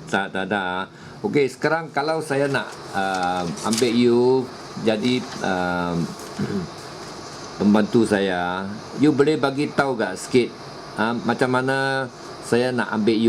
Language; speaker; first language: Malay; non-native, local second language; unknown